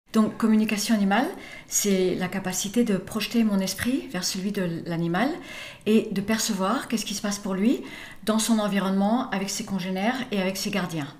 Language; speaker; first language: French; early bilingual, other home language; English